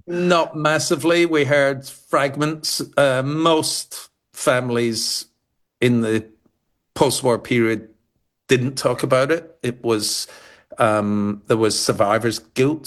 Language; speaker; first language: English; native; English